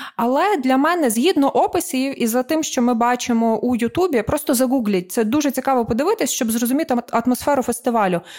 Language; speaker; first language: Ukrainian; native; Ukrainian